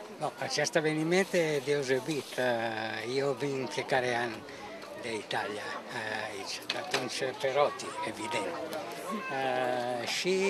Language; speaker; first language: Romanian; non-native, fluent; Italian